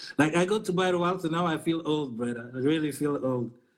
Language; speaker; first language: English; non-native, fluent; Portuguese